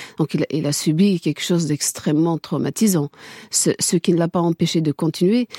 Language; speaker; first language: French; non-native, local second language; Kabyle